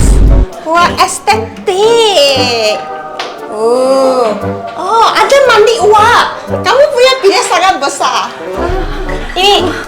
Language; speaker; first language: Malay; non-native, local second language; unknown